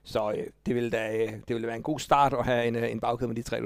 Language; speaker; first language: Danish; native; Danish